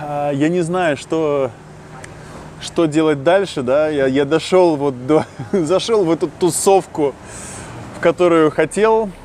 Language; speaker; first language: Russian; native; Russian